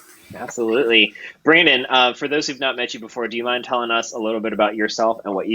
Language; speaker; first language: English; native; English